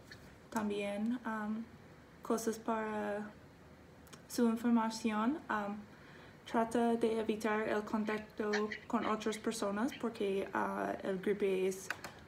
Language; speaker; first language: Spanish; non-native, learner; English